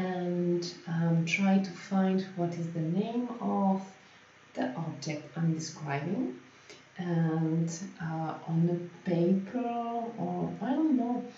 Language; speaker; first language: English; non-native, fluent; French